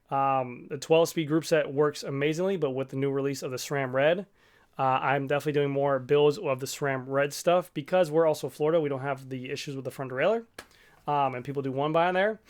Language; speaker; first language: English; native; English